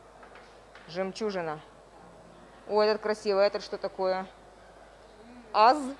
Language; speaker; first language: Russian; native; Russian